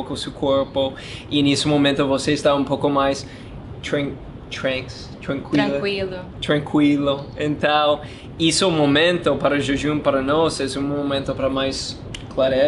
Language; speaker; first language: Portuguese; non-native, learner; English